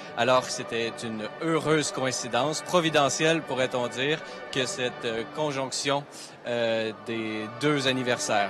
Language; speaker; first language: French; native; French